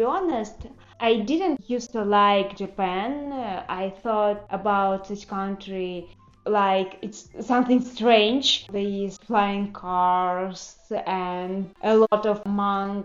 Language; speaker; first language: English; non-native, learner; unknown